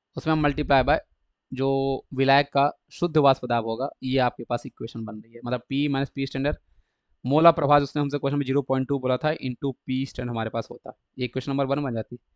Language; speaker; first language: Hindi; native; Hindi